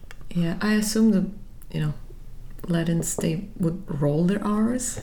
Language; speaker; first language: English; non-native, fluent; Italian